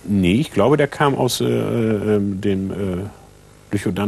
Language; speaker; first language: German; native; German